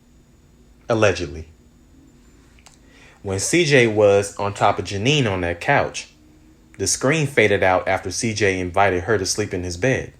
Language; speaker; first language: English; native; English